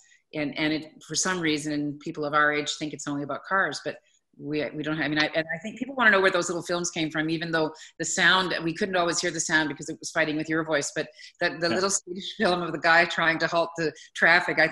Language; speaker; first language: English; native; English